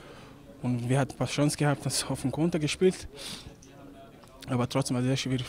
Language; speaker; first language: German; non-native, learner; Portuguese